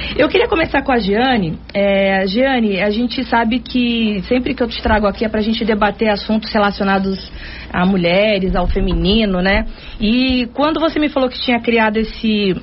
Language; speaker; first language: Portuguese; native; Portuguese